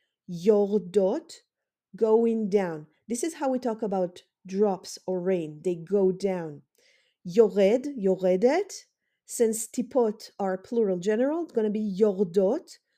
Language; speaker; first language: English; non-native, fluent; Hebrew